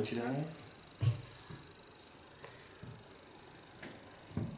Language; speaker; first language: Dutch; native; Dutch